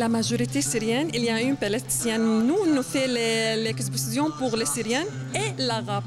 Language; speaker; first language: French; non-native, learner; Arabic